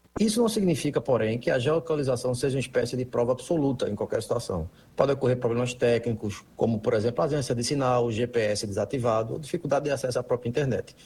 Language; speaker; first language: Portuguese; native; Portuguese